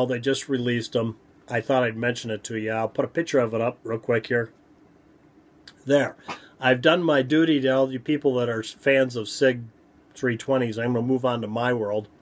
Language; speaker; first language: English; native; English